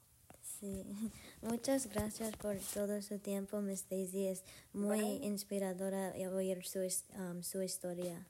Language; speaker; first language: Spanish; non-native, learner; English